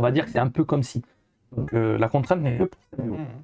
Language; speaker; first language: French; native; French